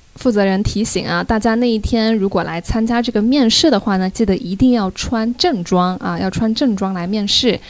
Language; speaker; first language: Chinese; native; Chinese